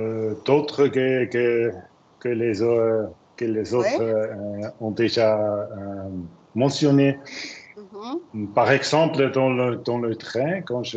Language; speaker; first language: French; non-native, learner; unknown